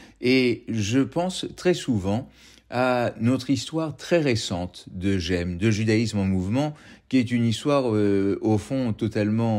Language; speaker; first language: French; native; French